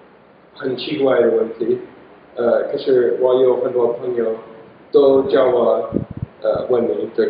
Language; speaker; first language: Chinese; non-native, learner; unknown